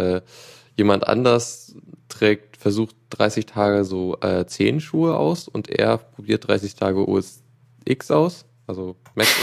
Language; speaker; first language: German; native; German